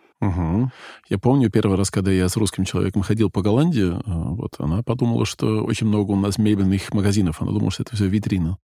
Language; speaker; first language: Russian; non-native, fluent; Dutch